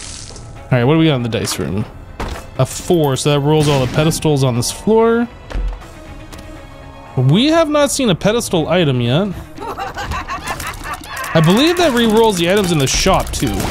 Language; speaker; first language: English; native; English